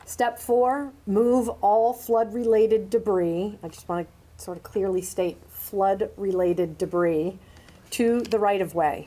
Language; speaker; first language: English; native; English